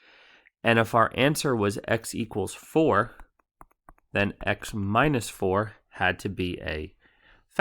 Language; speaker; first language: English; native; English